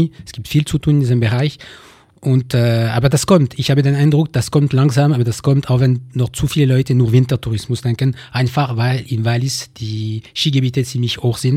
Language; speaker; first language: German; non-native, local second language; French